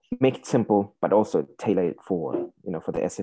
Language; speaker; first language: English; non-native, local second language; Shona